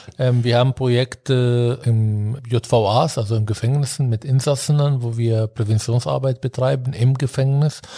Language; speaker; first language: German; non-native, fluent; Arabic